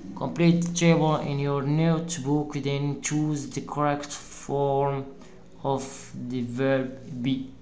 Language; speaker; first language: English; non-native, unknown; Arabic